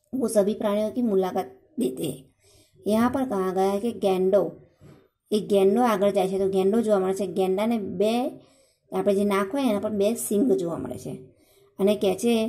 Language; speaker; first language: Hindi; non-native, local second language; Gujarati